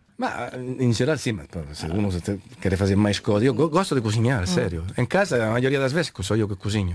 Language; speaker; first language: Portuguese; non-native, fluent; Italian